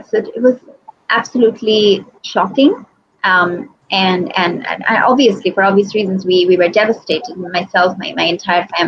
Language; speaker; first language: English; non-native, local second language; Bangla